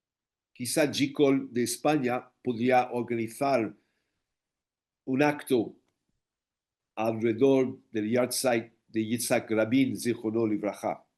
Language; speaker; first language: Spanish; non-native, fluent; English